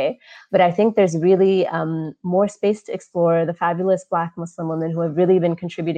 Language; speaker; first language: English; native; English